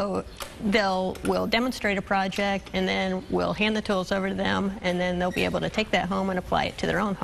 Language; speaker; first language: English; native; English